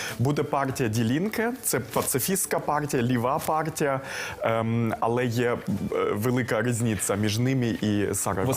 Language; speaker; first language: Ukrainian; non-native, local second language; Russian